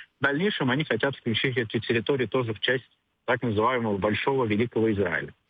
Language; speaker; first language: Russian; native; Russian